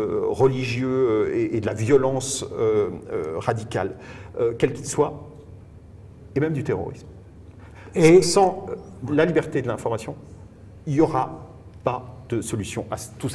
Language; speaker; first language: French; native; French